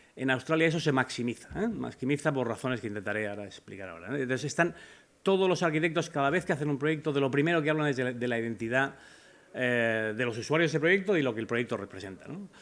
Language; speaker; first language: Spanish; native; Spanish